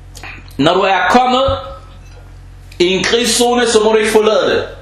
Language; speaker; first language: Danish; non-native, fluent; Arabic